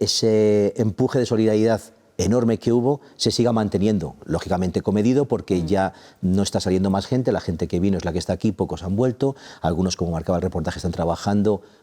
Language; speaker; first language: Spanish; native; Spanish